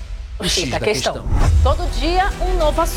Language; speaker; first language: Portuguese; native; Portuguese